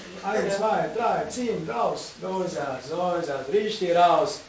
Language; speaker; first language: German; non-native, fluent; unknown